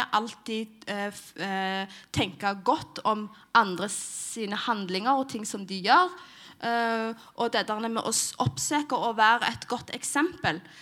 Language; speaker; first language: Norwegian; early bilingual, other home language; Somali